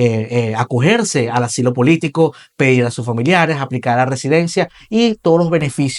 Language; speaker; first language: Spanish; native; Spanish